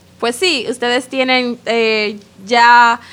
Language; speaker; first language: Spanish; non-native, learner; English